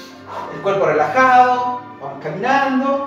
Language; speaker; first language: Spanish; native; Spanish